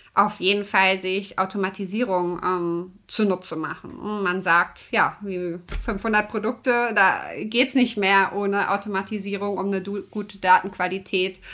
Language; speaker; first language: German; native; German